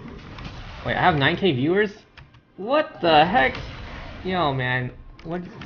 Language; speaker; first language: English; native; English